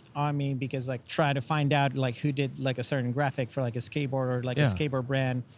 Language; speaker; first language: English; non-native, fluent; Spanish